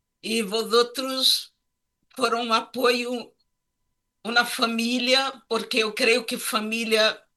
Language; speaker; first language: Portuguese; non-native, learner; Spanish